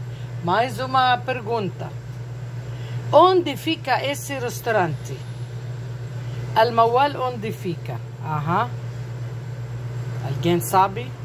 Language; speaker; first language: Portuguese; non-native, fluent; Arabic